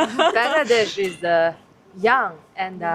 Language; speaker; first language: English; non-native, learner; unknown